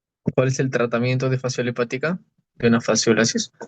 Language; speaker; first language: Spanish; native; Spanish